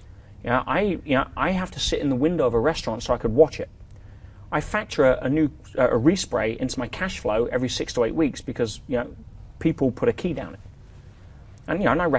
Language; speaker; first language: English; native; English